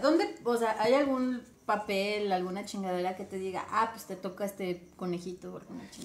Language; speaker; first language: Spanish; native; Spanish